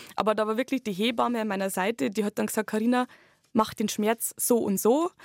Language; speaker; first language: German; native; German